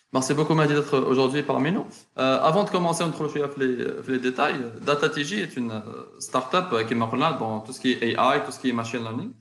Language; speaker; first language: French; non-native, local second language; Arabic